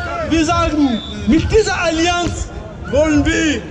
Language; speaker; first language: German; non-native, fluent; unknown